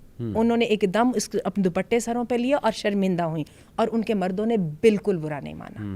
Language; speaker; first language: Urdu; native; Urdu